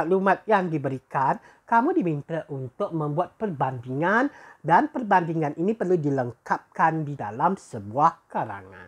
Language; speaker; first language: Malay; native; Malay